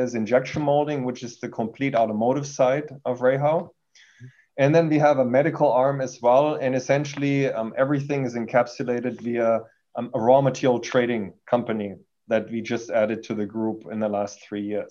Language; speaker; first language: English; non-native, fluent; German